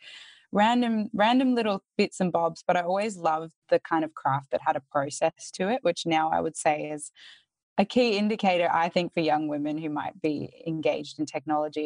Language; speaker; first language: English; native; English